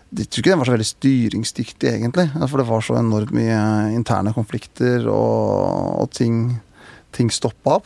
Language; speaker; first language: Norwegian; native; Norwegian